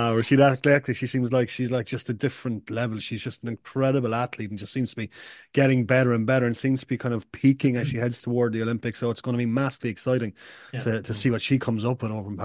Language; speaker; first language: English; native; English